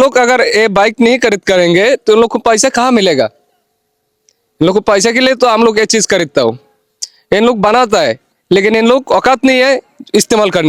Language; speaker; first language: Hindi; non-native, learner; Bangla